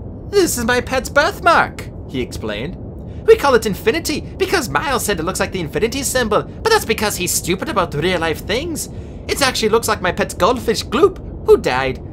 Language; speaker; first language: English; native; English